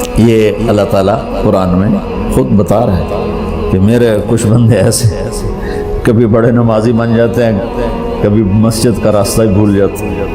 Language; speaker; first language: Urdu; non-native, local second language; Punjabi